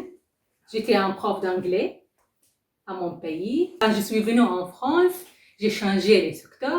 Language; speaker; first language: French; non-native, learner; Arabic